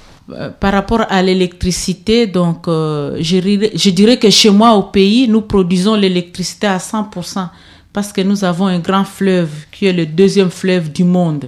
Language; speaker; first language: French; non-native, fluent; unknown